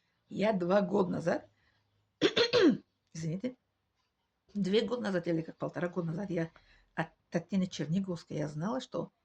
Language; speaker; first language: Russian; non-native, learner; Tajik